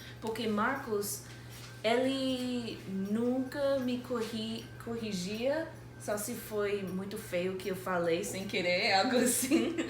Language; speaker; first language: Portuguese; non-native, fluent; English